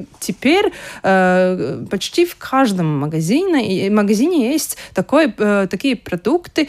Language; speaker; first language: Russian; non-native, local second language; Latvian